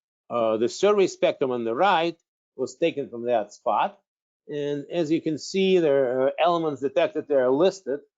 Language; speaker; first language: English; non-native, fluent; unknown